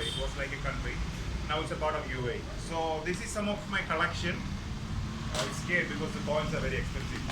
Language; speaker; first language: English; non-native, local second language; Malayalam